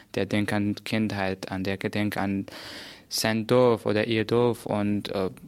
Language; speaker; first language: German; non-native, fluent; Persian